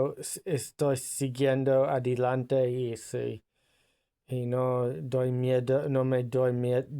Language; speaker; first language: Spanish; non-native, learner; English